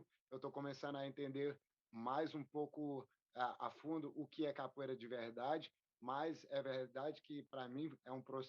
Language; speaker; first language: Portuguese; non-native, fluent; French